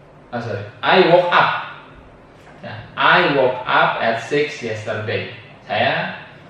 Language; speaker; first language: English; non-native, fluent; Indonesian